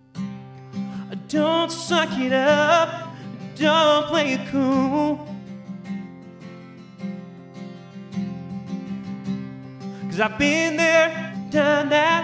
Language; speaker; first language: English; native; English